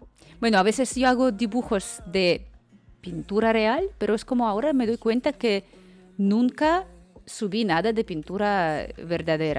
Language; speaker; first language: Spanish; non-native, fluent; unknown